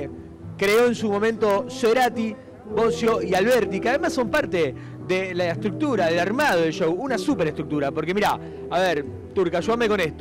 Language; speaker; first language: Spanish; native; Spanish